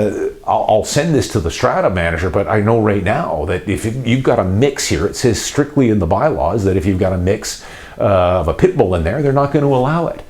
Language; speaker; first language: English; native; English